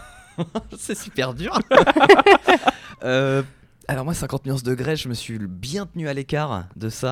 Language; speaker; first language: French; native; French